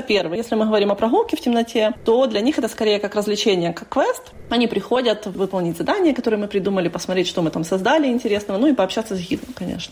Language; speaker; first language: Russian; native; Russian